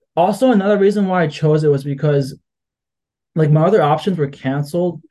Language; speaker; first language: English; native; English